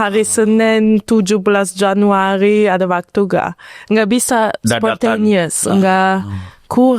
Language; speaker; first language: Indonesian; early bilingual, heritage; Indonesian